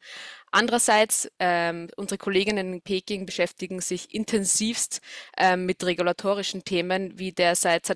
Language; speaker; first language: German; native; German